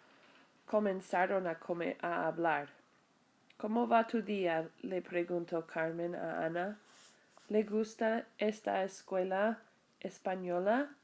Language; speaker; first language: Spanish; non-native, fluent; English